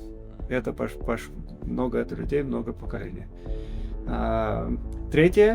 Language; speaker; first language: Russian; early bilingual, heritage; English